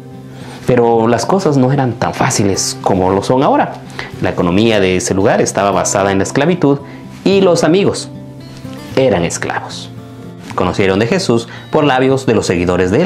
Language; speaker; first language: Spanish; native; Spanish